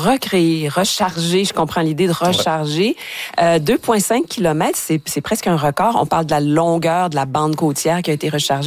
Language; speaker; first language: French; native; French